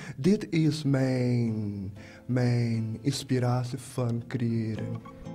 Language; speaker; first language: Dutch; non-native, learner; Portuguese